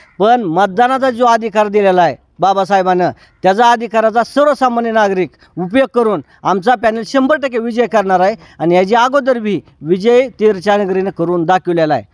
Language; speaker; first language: Marathi; native; Marathi